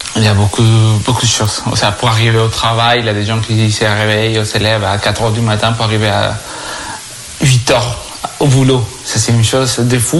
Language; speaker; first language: French; non-native, fluent; Spanish